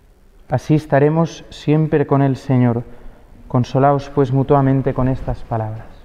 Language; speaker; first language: Spanish; native; Spanish